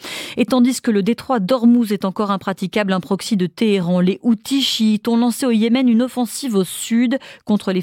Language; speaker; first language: French; native; French